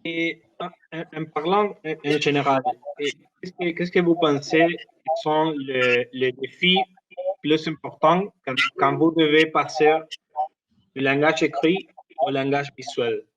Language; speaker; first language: French; non-native, learner; Spanish